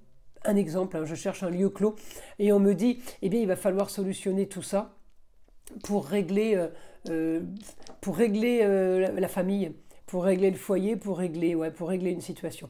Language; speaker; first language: French; native; French